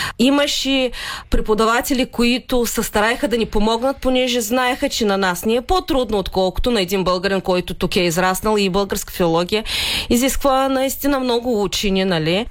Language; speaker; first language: Bulgarian; early bilingual, heritage; Bulgarian